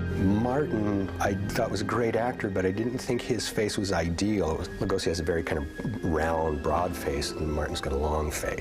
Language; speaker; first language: English; native; English